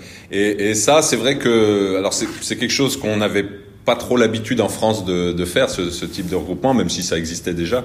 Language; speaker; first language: French; native; French